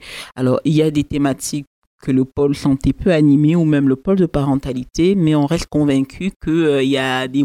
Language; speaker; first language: French; native; French